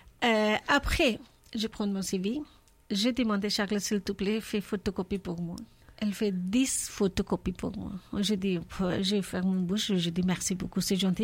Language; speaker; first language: French; non-native, learner; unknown